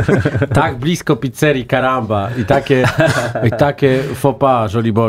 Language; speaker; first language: Polish; native; Polish